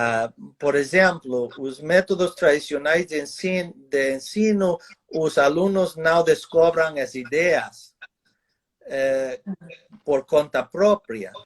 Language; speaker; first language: Portuguese; non-native, fluent; English